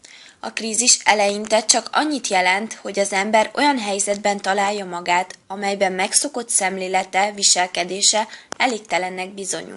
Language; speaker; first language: Hungarian; native; Hungarian